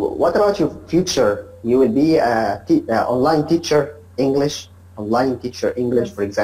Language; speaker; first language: English; non-native, learner; Arabic